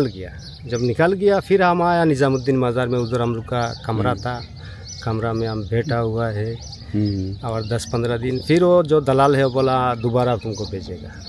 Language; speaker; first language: Hindi; non-native, fluent; Pashto